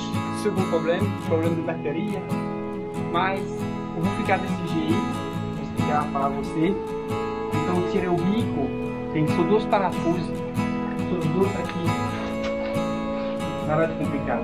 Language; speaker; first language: Portuguese; non-native, learner; French